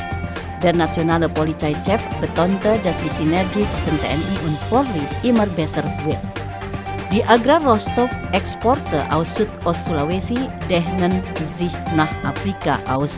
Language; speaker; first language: German; non-native, fluent; Indonesian